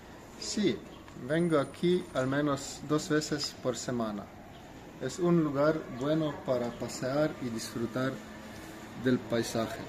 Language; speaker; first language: Spanish; non-native, learner; Slovenian